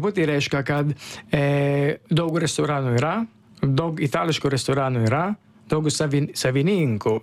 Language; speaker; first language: Lithuanian; non-native, learner; Italian